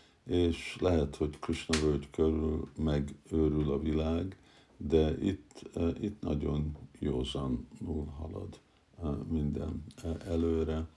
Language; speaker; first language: Hungarian; early bilingual, heritage; Hungarian